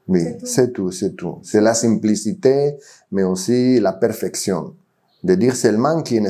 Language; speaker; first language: French; non-native, fluent; Spanish